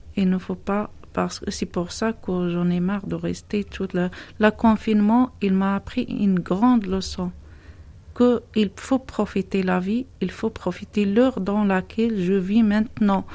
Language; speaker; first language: French; non-native, learner; Arabic